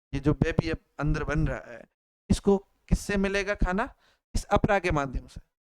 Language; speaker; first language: Hindi; native; Hindi